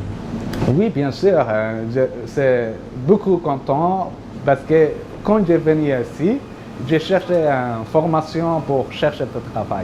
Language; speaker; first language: French; non-native, learner; Somali